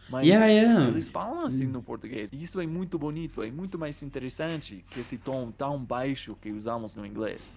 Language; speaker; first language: Portuguese; non-native, fluent; English